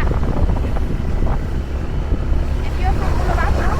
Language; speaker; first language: English; non-native, fluent; German